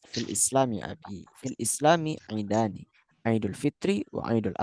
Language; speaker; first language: Arabic; non-native, fluent; Indonesian